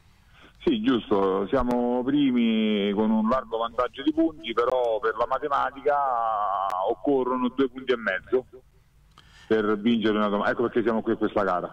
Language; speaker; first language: Italian; native; Italian